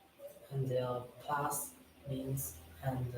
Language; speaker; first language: English; non-native, learner; Chinese